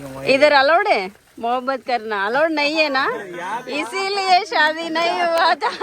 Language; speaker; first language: Hindi; non-native, local second language; Telugu